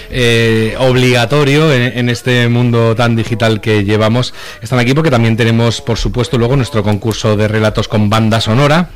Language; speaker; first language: Spanish; native; Spanish